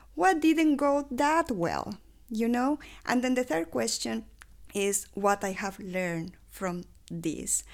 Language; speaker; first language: English; non-native, fluent; Spanish